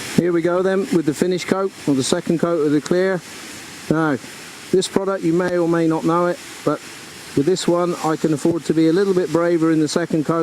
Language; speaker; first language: English; native; English